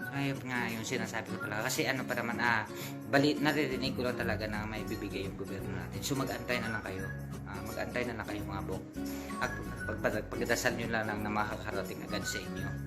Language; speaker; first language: Filipino; non-native, local second language; Hiligaynon